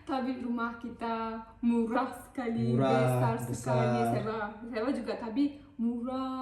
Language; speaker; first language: Indonesian; non-native, learner; Turkish